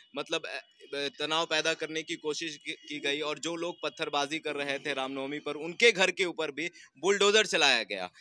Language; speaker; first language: Hindi; native; Hindi